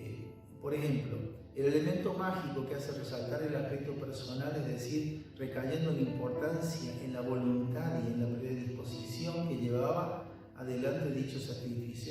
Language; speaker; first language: Spanish; native; Spanish